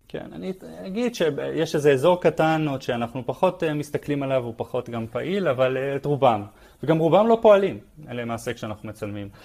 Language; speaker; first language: Hebrew; native; Hebrew